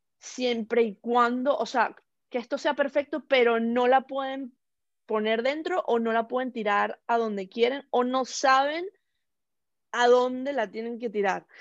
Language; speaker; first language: Spanish; native; Spanish